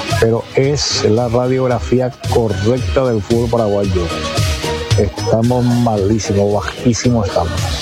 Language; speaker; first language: Spanish; native; Spanish